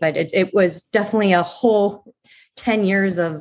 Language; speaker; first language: English; native; English